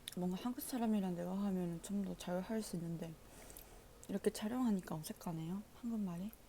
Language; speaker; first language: Korean; non-native, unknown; Japanese